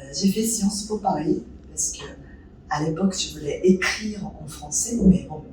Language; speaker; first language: French; non-native, fluent; Japanese